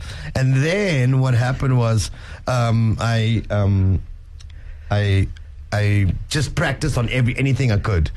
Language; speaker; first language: English; native; English